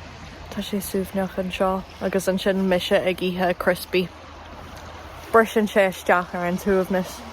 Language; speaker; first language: Irish; non-native, local second language; English